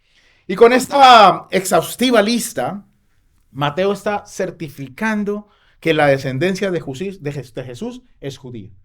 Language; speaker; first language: Spanish; native; Spanish